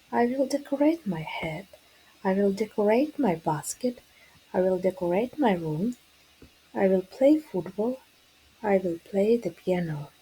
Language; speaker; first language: English; non-native, fluent; Ukrainian